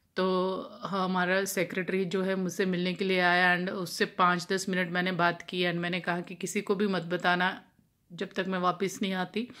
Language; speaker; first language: Hindi; non-native, local second language; Punjabi